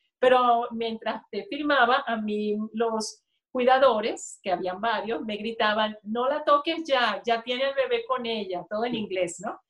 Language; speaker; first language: Spanish; native; Spanish